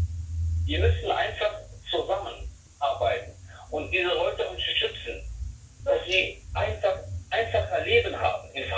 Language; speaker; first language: German; non-native, learner; Arabic